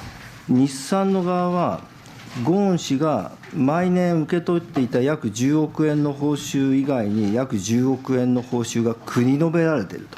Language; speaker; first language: Japanese; native; Japanese